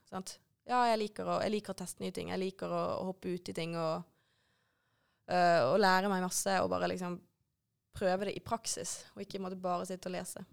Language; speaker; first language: Norwegian; native; Norwegian